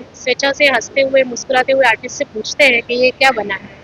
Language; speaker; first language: Hindi; native; Hindi